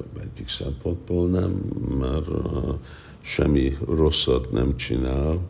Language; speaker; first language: Hungarian; early bilingual, heritage; Hungarian